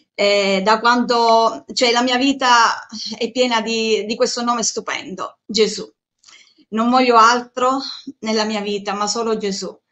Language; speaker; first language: Italian; native; Italian